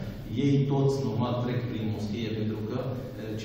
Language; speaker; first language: Romanian; non-native, fluent; Arabic